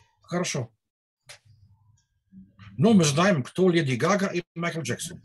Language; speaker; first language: Russian; non-native, learner; Dutch